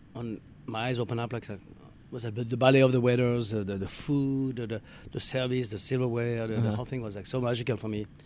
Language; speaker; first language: English; non-native, fluent; French